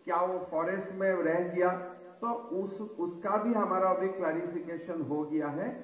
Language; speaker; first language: Hindi; non-native, local second language; Assamese